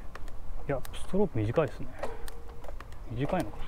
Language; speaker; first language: Japanese; native; Japanese